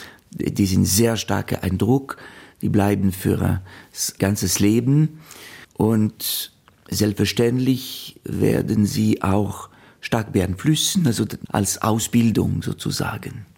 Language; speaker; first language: German; non-native, fluent; French